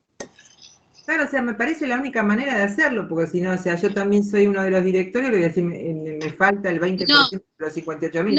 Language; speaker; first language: Spanish; native; Spanish